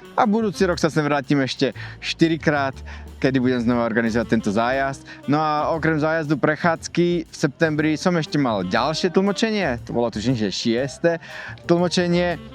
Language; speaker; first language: Slovak; native; Slovak